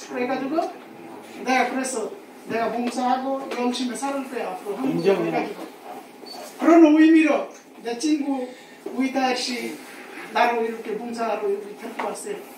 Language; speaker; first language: Korean; non-native, fluent; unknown